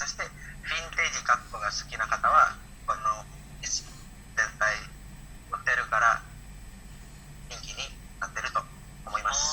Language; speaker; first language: Japanese; non-native, learner; Indonesian